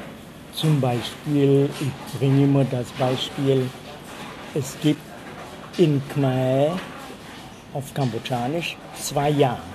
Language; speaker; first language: German; non-native, fluent; Khmer